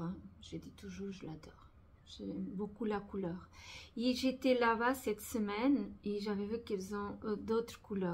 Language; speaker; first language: French; non-native, fluent; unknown